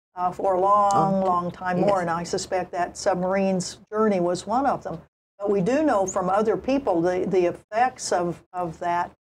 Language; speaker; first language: English; native; English